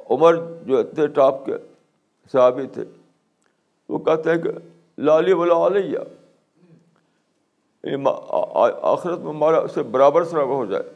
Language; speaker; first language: Urdu; native; Urdu